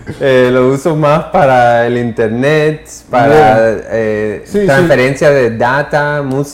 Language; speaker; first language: Spanish; early bilingual, heritage; English